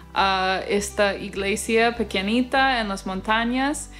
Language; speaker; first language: Spanish; non-native, fluent; English